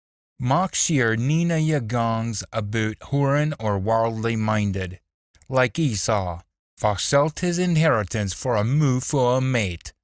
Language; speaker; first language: English; native; English